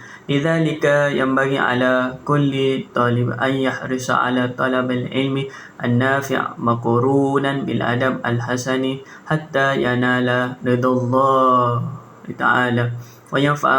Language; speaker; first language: Arabic; non-native, learner; Malay